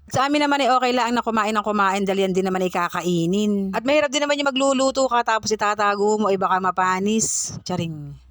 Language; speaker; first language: Filipino; native; Filipino